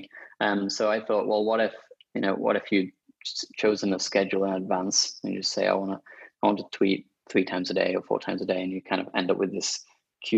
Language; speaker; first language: English; native; English